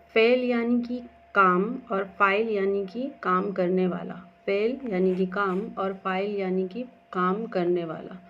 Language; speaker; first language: Hindi; native; Hindi